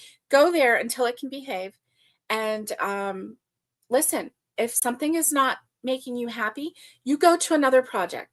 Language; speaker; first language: English; native; English